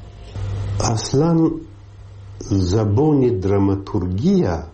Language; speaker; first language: Persian; native; Persian